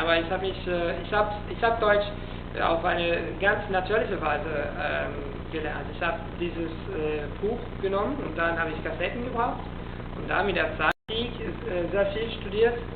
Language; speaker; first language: German; non-native, fluent; Italian